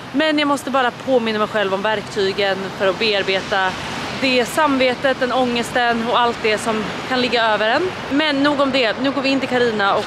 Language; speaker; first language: Swedish; native; Swedish